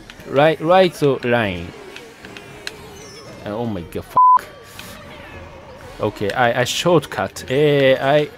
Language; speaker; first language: English; non-native, learner; Japanese